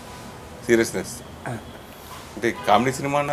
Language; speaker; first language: Telugu; native; Telugu